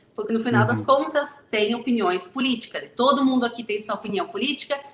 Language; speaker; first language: Portuguese; native; Portuguese